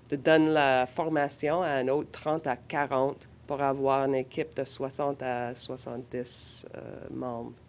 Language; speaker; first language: French; non-native, local second language; English